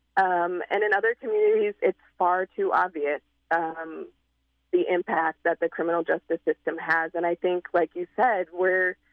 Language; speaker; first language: English; native; English